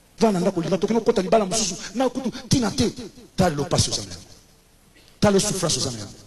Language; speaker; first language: Lingala; native; Lingala